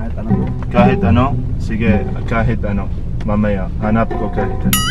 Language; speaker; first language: Filipino; non-native, learner; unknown